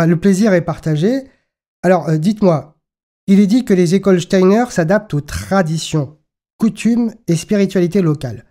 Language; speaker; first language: French; native; French